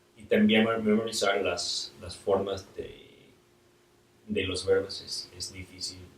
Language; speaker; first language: Spanish; non-native, learner; English